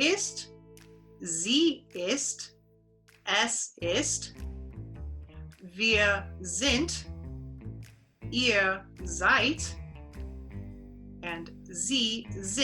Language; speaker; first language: German; non-native, learner; English